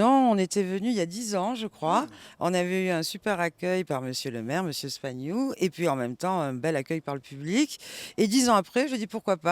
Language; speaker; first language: French; native; French